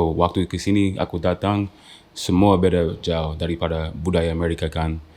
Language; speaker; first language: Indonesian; non-native, fluent; English